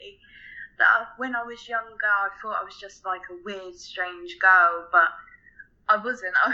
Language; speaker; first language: English; native; English